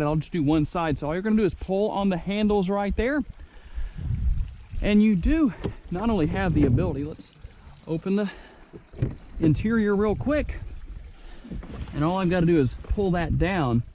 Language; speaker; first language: English; native; English